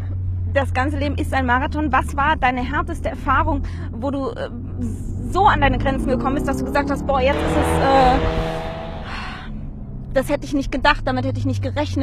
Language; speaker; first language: German; native; German